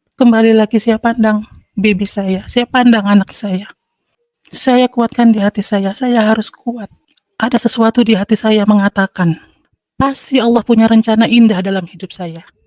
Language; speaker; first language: Indonesian; native; Indonesian